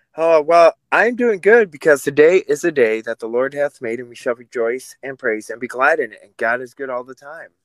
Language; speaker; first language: English; early bilingual, other home language; Russian